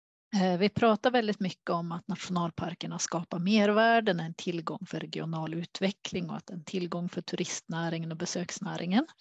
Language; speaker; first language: Swedish; native; Swedish